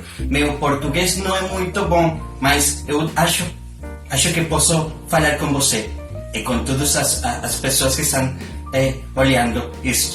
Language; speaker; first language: Portuguese; non-native, learner; Spanish